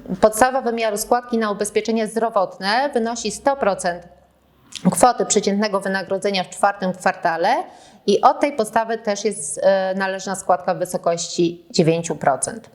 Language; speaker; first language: Polish; native; Polish